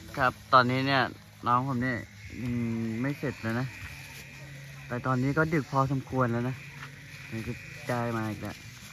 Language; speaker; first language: Thai; non-native, local second language; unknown